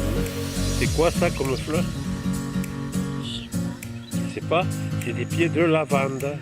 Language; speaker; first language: French; native; French